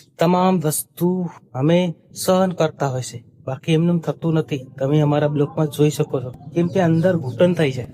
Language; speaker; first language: Gujarati; non-native, local second language; Bhili